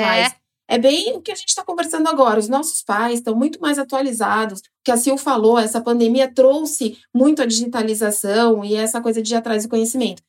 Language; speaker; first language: Portuguese; native; Portuguese